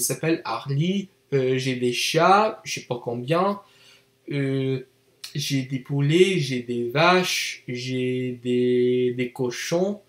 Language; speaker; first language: French; non-native, learner; English